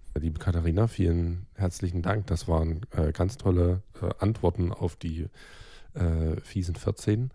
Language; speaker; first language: German; native; German